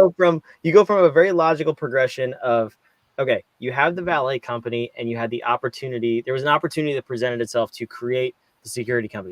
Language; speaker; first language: English; native; English